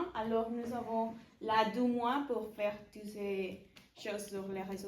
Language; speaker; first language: French; non-native, learner; Spanish